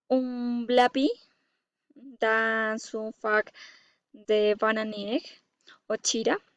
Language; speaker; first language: French; non-native, learner; Spanish